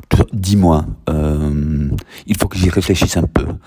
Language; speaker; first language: French; non-native, fluent; English